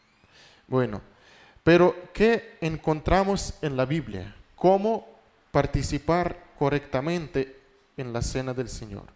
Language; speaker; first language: Spanish; non-native, fluent; Russian